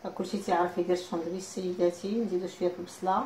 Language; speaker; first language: Arabic; native; Arabic